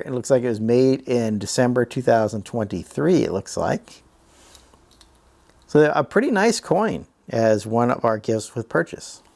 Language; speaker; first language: English; native; English